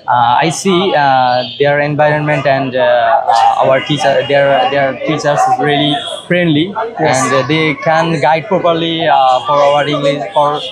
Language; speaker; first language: English; non-native, learner; Bangla